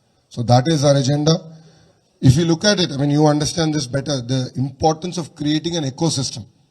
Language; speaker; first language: English; non-native, local second language; Telugu